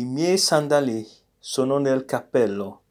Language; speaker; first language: Italian; non-native, learner; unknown